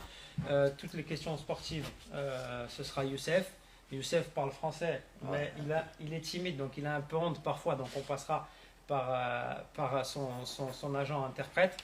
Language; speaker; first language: French; native; French